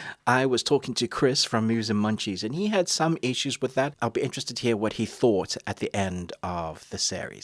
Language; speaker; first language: English; native; English